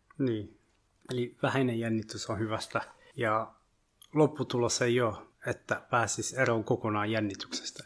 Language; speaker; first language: Finnish; early bilingual, other home language; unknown